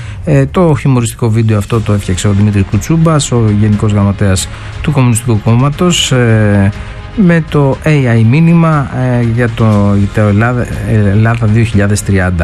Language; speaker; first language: Greek; native; Greek